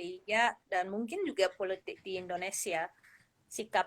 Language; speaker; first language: Indonesian; non-native, fluent; English